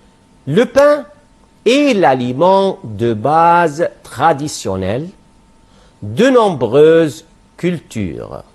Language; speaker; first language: French; non-native, fluent; Arabic